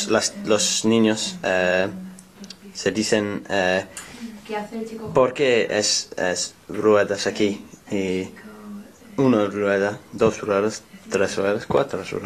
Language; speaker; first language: Spanish; non-native, learner; English